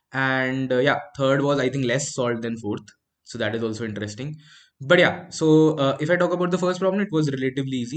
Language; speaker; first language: English; non-native, local second language; Hindi